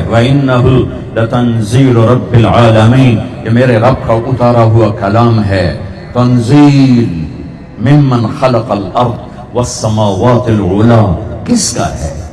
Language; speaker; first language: Urdu; non-native, local second language; Punjabi